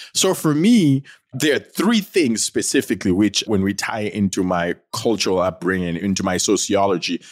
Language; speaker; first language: English; non-native, local second language; North Ndebele